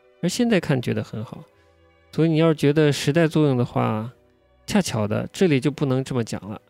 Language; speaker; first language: Chinese; native; Chinese